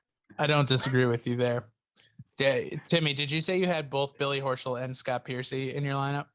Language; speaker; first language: English; native; English